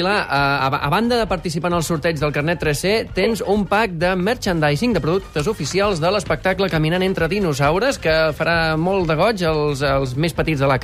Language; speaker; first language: Catalan; native; Catalan